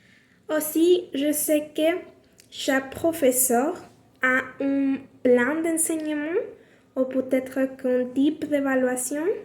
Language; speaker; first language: French; non-native, learner; Spanish